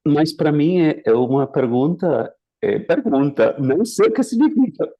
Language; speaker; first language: Portuguese; non-native, learner; Spanish